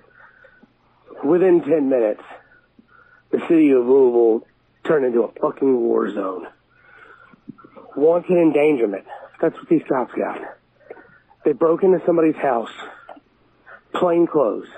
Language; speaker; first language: English; native; English